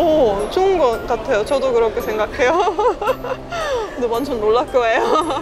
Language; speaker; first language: Korean; non-native, fluent; Estonian